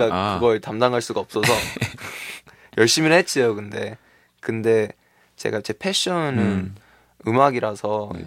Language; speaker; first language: Korean; early bilingual, heritage; Korean